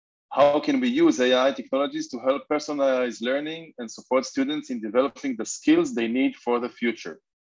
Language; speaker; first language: English; non-native, fluent; Hebrew